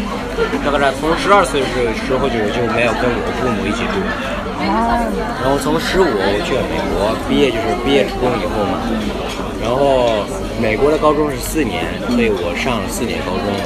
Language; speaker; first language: Chinese; early bilingual, heritage; Japanese